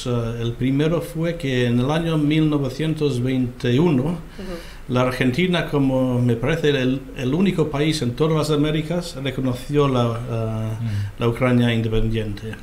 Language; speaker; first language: Spanish; non-native, fluent; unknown